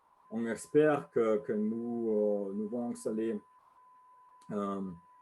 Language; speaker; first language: French; non-native, learner; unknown